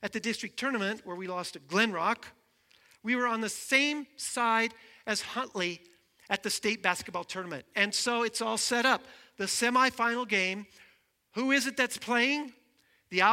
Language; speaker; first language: English; native; English